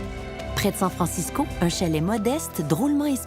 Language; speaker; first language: French; native; French